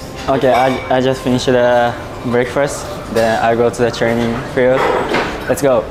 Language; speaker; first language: English; non-native, learner; Japanese